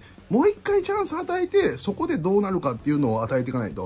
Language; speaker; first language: Japanese; native; Japanese